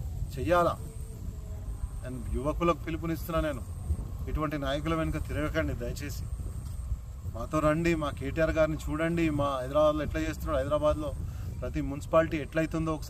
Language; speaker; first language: Telugu; native; Telugu